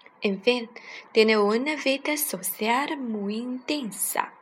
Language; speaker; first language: Spanish; non-native, fluent; Chinese